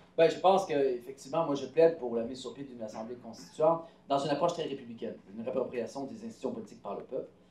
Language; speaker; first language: French; native; French